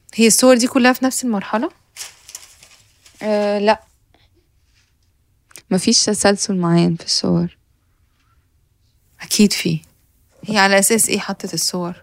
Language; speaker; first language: Arabic; native; Arabic